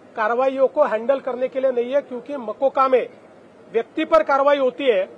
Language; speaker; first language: Hindi; non-native, local second language; Marathi